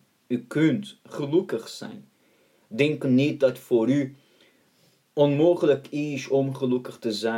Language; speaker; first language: Dutch; non-native, fluent; Portuguese